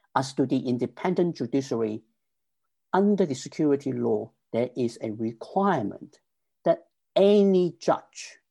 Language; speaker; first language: English; non-native, local second language; Cantonese